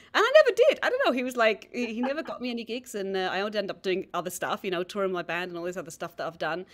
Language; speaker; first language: English; native; English